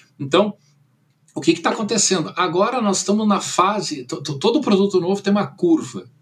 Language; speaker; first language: Portuguese; early bilingual, other home language; German